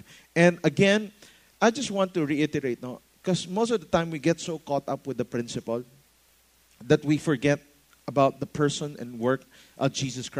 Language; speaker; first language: English; non-native, local second language; Filipino